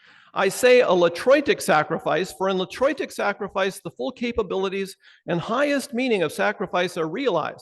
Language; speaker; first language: English; native; English